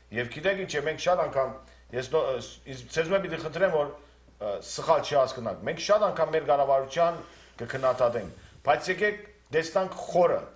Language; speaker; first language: Armenian; native; Armenian